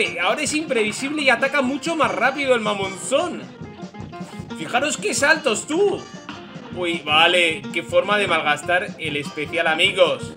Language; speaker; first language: Spanish; native; Spanish